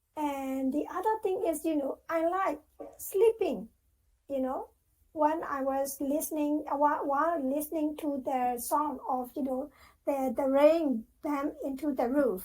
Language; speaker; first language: English; non-native, fluent; Burmese